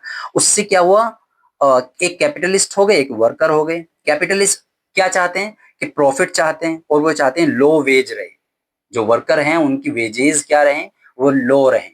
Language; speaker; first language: Hindi; native; Hindi